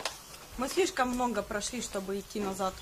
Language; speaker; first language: Russian; native; Russian